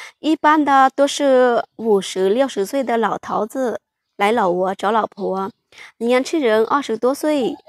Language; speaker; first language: Chinese; non-native, fluent; Hmong